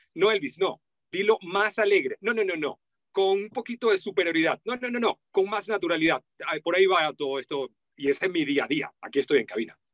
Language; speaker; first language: Spanish; native; Spanish